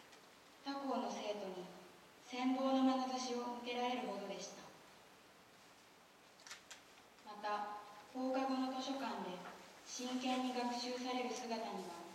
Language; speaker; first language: Japanese; native; Japanese